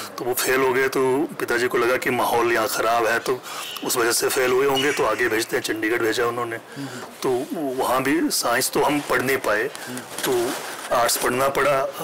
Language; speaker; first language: Hindi; non-native, local second language; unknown